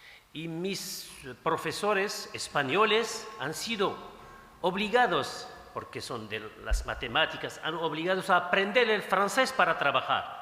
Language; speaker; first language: Spanish; non-native, fluent; Arabic